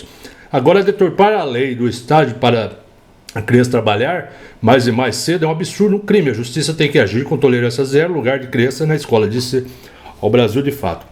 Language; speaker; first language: Portuguese; native; Portuguese